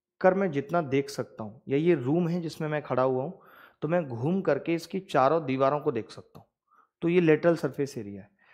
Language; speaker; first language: Hindi; native; Hindi